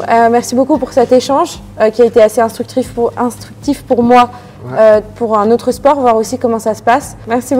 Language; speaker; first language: French; native; French